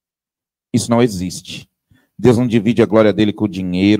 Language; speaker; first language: Portuguese; native; Portuguese